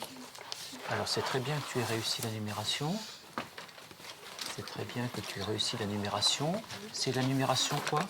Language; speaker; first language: French; native; French